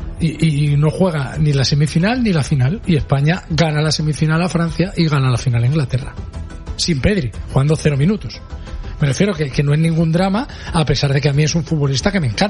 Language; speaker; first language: Spanish; native; Spanish